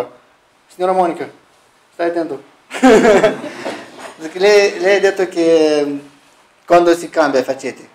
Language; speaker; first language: Italian; non-native, learner; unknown